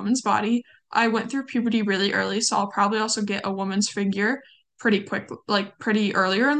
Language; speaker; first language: English; native; English